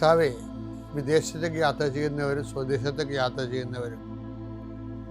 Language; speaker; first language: Malayalam; native; Malayalam